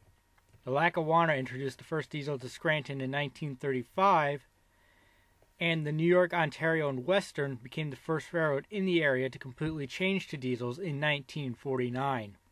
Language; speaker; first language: English; native; English